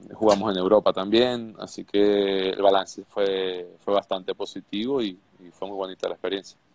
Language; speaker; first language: Spanish; native; Spanish